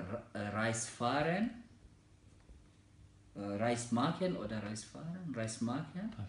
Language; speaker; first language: German; non-native, learner; Swahili